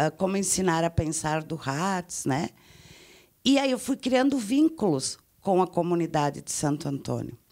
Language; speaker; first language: Portuguese; native; Portuguese